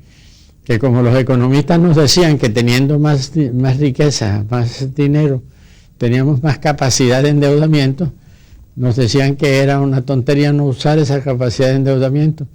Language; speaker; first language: Spanish; native; Spanish